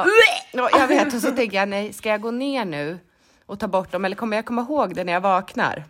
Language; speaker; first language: Swedish; native; Swedish